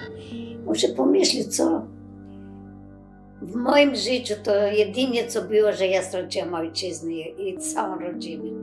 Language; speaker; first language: Polish; early bilingual, other home language; Macedonian